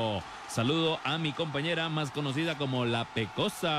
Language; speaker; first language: Spanish; native; Spanish